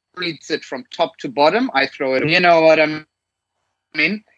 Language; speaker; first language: English; non-native, fluent; German